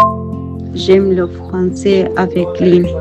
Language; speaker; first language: French; non-native, learner; Arabic